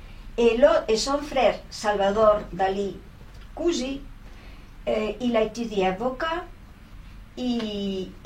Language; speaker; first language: French; non-native, fluent; Spanish